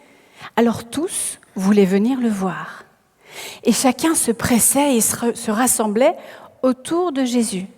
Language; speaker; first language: French; native; French